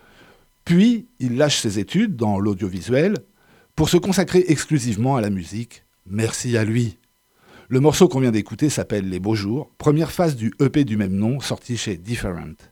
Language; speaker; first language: French; native; French